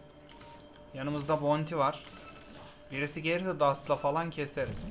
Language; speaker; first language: Turkish; native; Turkish